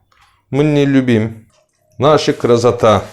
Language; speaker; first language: Russian; non-native, learner; Turkish